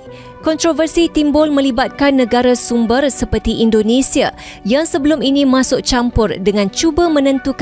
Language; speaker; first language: Malay; native; Malay